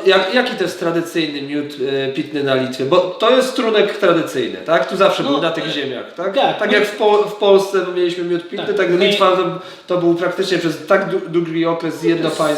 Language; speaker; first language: Polish; native; Polish